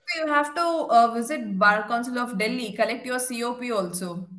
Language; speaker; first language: English; non-native, local second language; Kannada